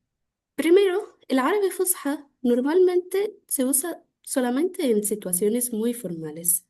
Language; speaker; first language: Spanish; non-native, fluent; Arabic